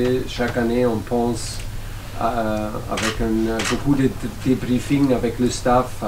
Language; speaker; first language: French; non-native, learner; German